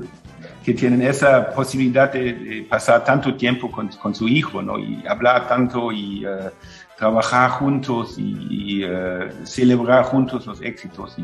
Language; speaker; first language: Spanish; non-native, fluent; German